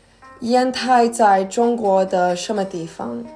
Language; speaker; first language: Chinese; early bilingual, heritage; Chinese